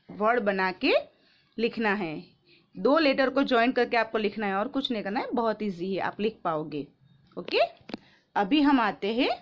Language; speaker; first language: Hindi; non-native, local second language; Gujarati